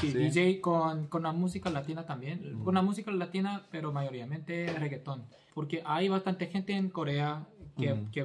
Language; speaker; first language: Spanish; non-native, fluent; Korean